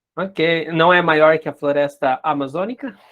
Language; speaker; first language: Portuguese; native; Portuguese